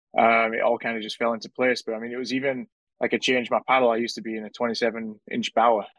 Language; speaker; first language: English; native; English